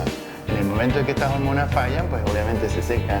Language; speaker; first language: Spanish; native; Spanish